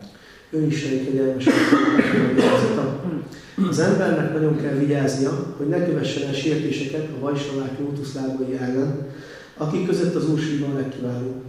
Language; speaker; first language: Hungarian; native; Hungarian